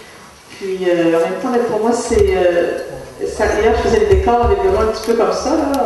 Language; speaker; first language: French; native; French